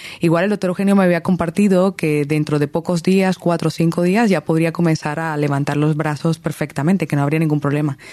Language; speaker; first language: Spanish; native; Spanish